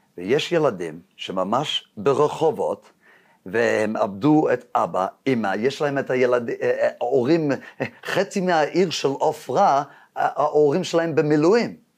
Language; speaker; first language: Hebrew; non-native, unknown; English